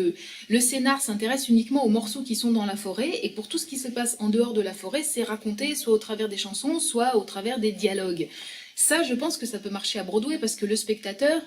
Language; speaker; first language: French; native; French